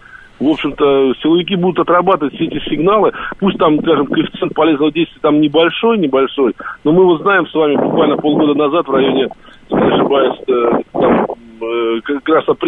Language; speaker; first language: Russian; native; Russian